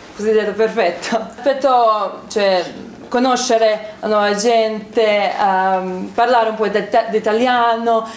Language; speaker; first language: Italian; non-native, fluent; Bosnian